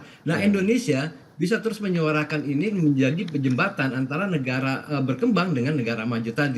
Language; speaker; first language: Indonesian; native; Indonesian